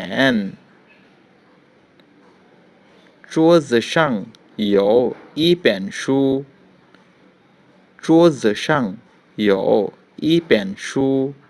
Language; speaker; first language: Chinese; non-native, fluent; Bangla